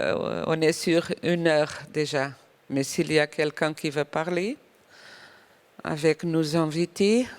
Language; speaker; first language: French; non-native, fluent; Portuguese